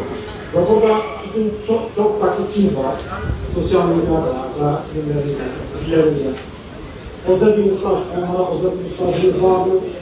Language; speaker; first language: Turkish; non-native, fluent; Kurdish